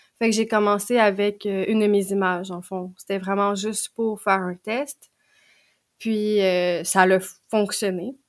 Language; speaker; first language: French; native; French